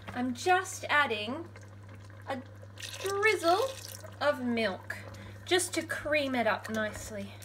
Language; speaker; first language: English; native; English